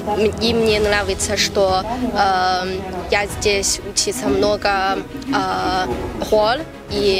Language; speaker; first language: Russian; non-native, learner; Chinese